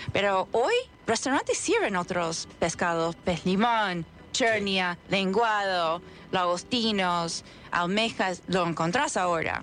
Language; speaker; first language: Spanish; non-native, fluent; English